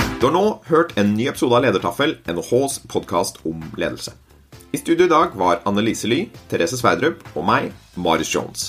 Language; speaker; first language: Norwegian; native; Norwegian